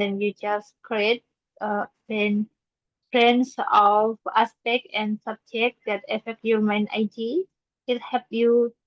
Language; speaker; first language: English; non-native, learner; Indonesian